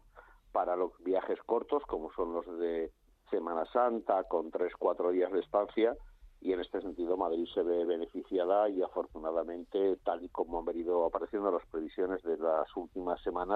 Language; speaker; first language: Spanish; native; Spanish